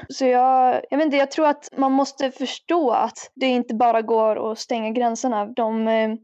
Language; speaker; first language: Swedish; native; Swedish